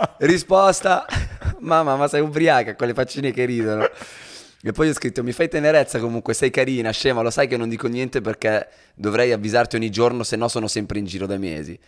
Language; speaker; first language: Italian; native; Italian